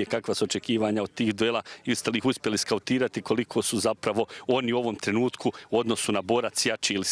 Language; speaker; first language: Bosnian; native; Bosnian